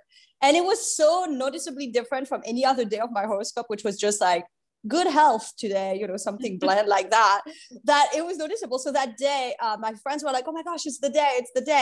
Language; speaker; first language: English; non-native, fluent; French